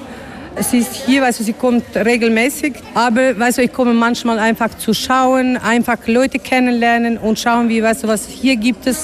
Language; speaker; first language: German; non-native, learner; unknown